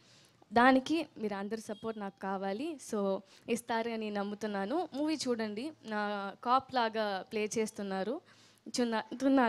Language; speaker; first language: Telugu; non-native, learner; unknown